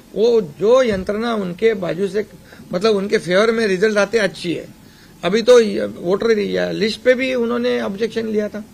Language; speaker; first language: Hindi; non-native, local second language; Marathi